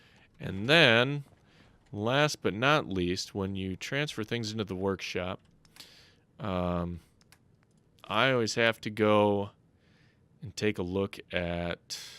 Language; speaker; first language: English; native; English